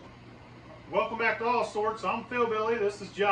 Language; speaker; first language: English; native; English